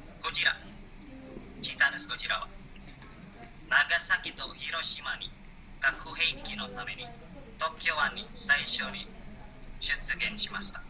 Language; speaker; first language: Japanese; non-native, learner; Indonesian